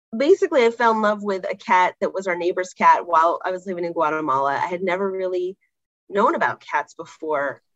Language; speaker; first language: English; native; English